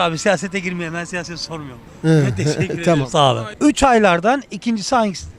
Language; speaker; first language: Turkish; native; Turkish